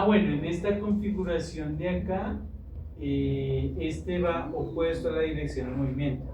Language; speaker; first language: Spanish; native; Spanish